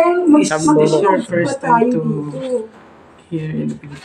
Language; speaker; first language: English; non-native, local second language; Filipino